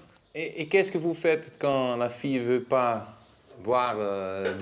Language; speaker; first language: French; non-native, learner; Dutch